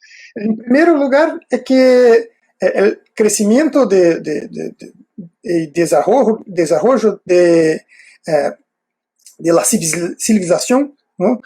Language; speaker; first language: Spanish; non-native, fluent; Portuguese